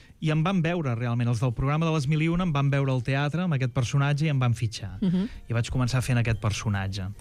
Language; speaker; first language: Catalan; native; Catalan